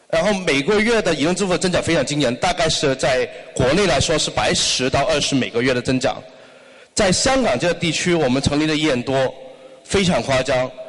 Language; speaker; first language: Chinese; non-native, local second language; Cantonese